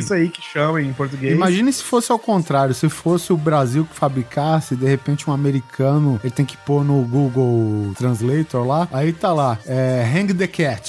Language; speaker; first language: Portuguese; native; Portuguese